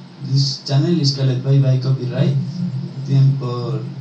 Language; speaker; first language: English; non-native, learner; Spanish